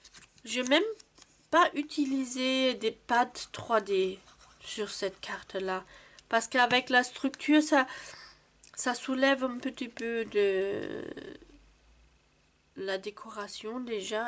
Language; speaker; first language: French; non-native, fluent; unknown